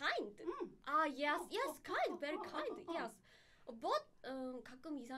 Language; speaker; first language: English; non-native, learner; Korean